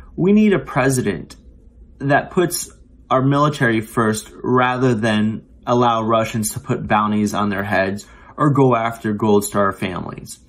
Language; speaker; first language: English; native; English